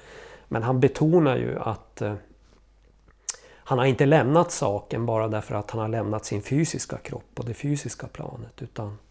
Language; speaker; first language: Swedish; native; Swedish